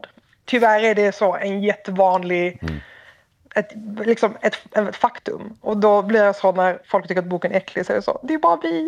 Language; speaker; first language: Swedish; native; Swedish